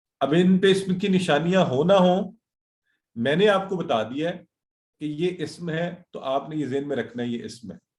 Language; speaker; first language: Urdu; native; Urdu